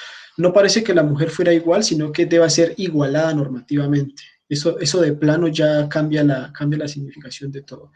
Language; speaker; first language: Spanish; native; Spanish